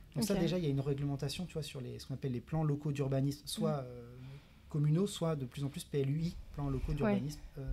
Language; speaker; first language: French; native; French